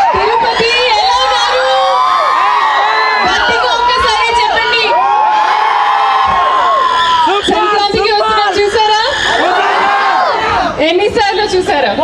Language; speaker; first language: Telugu; native; Telugu